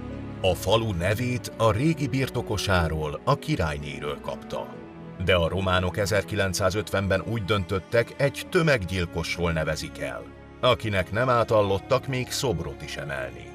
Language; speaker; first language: Hungarian; native; Hungarian